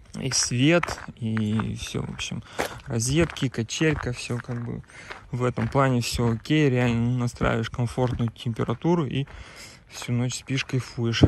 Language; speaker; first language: Russian; native; Russian